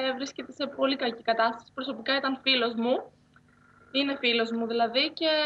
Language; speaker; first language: Greek; native; Greek